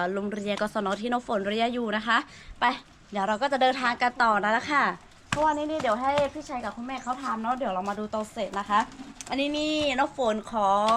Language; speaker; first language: Thai; non-native, local second language; Lahu